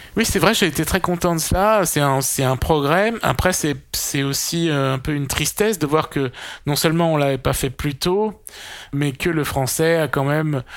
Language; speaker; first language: French; native; French